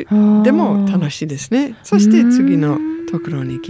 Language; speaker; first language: Japanese; non-native, learner; English